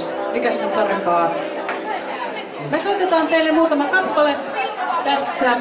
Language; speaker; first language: Finnish; native; Finnish